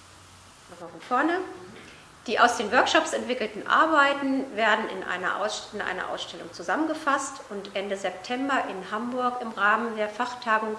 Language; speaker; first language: German; native; German